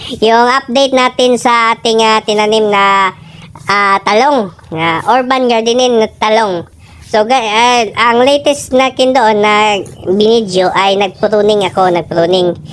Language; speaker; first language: Filipino; non-native, local second language; Cebuano